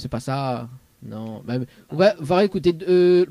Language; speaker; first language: French; native; French